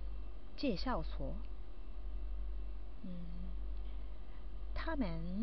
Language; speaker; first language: Chinese; non-native, learner; Japanese